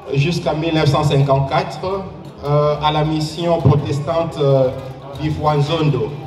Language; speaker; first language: French; non-native, local second language; Lingala